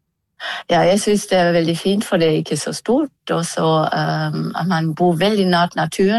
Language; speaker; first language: Norwegian; non-native, fluent; German